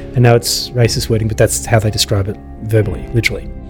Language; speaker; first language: English; native; English